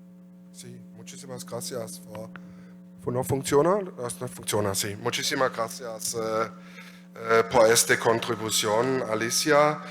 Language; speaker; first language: Spanish; non-native, learner; German